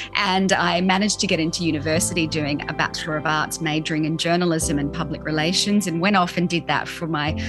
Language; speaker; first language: English; native; English